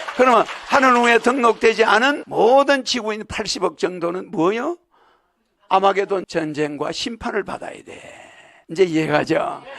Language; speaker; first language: Korean; native; Korean